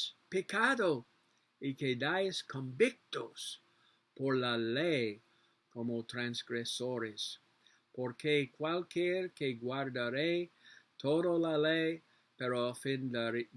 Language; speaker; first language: Spanish; non-native, learner; English